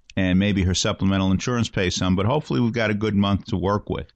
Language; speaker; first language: English; native; English